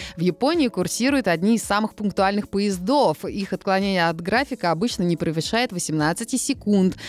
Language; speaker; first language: Russian; native; Russian